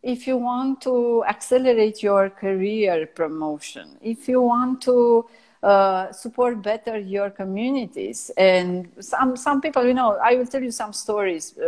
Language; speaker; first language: English; non-native, fluent; Romanian